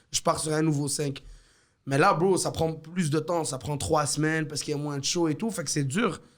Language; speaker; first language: French; early bilingual, other home language; Arabic